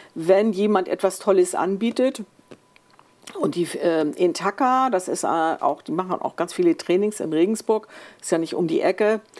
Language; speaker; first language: German; native; German